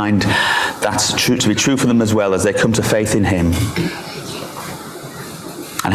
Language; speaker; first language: English; native; English